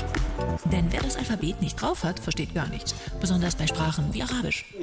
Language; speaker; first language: German; native; German